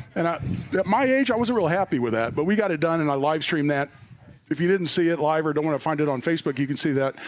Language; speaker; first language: English; native; English